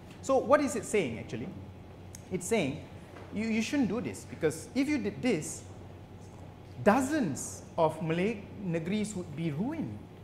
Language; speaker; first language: English; non-native, local second language; Malay